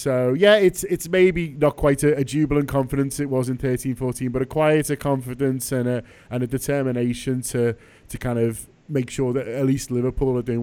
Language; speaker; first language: English; native; English